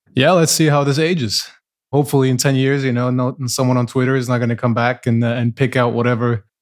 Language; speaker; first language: English; non-native, fluent; Portuguese